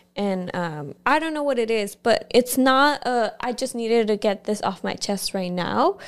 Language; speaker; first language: English; early bilingual, other home language; Spanish